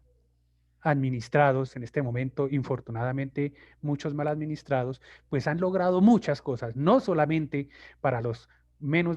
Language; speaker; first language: Spanish; native; Spanish